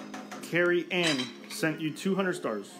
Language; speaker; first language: English; native; English